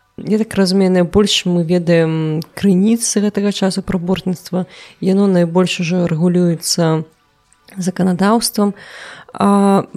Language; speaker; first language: Belarusian; non-native, local second language; Russian